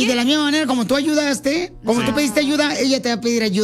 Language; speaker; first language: Spanish; native; Spanish